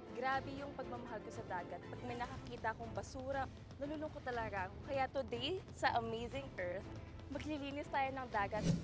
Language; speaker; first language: Filipino; native; Filipino